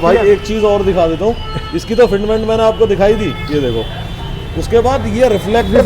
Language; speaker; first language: Hindi; native; Hindi